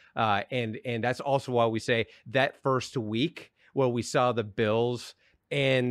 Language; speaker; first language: English; native; English